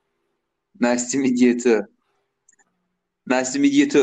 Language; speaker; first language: English; non-native, learner; Turkish